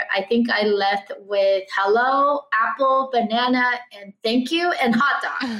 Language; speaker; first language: English; early bilingual, other home language; Chinese